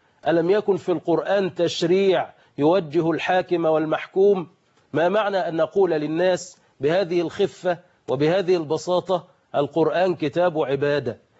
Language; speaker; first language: Arabic; native; Arabic